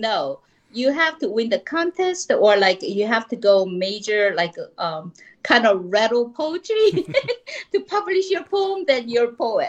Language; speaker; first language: English; non-native, fluent; Korean